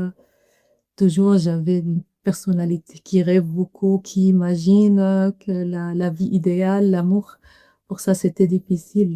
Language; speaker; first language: French; non-native, learner; Arabic